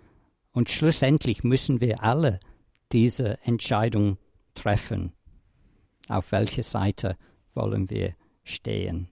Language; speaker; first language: German; non-native, fluent; English